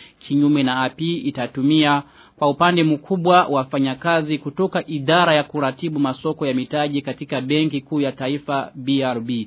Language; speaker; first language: Swahili; non-native, local second language; Rundi